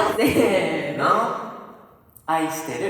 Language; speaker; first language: Japanese; non-native, learner; Korean